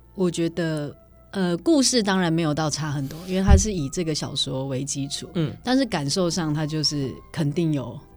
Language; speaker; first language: Chinese; native; Chinese